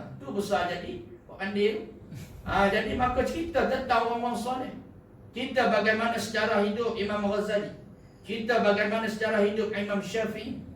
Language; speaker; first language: Malay; native; Malay